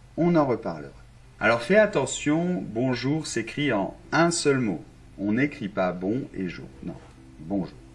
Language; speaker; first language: French; non-native, fluent; Arabic